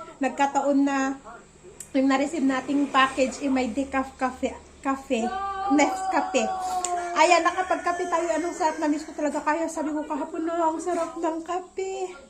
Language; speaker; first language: Filipino; native; Filipino